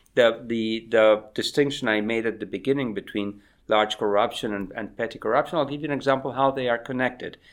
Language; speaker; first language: English; non-native, fluent; Spanish